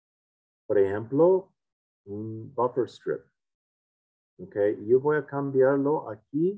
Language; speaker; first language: Spanish; non-native, fluent; English